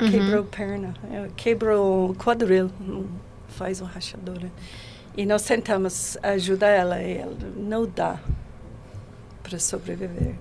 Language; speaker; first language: Portuguese; non-native, fluent; English